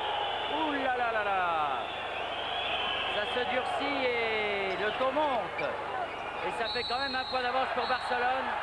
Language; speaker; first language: French; native; French